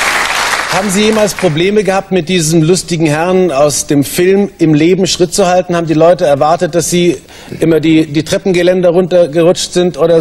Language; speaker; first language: German; native; German